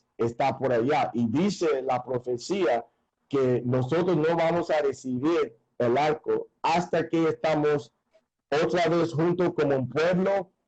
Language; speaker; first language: Spanish; non-native, fluent; English